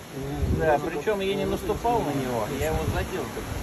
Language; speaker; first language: Russian; native; Russian